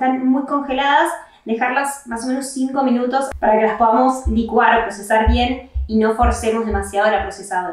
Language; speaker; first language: Spanish; native; Spanish